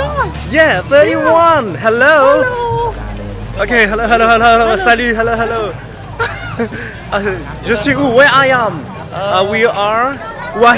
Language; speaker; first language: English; non-native, learner; French